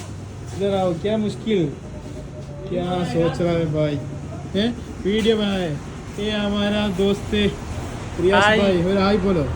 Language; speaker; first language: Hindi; non-native, local second language; Malayalam